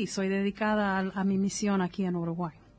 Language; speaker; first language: Spanish; non-native, fluent; English